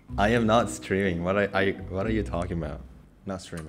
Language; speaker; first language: English; non-native, fluent; Indonesian